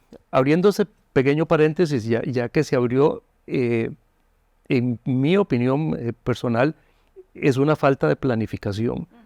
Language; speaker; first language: Spanish; native; Spanish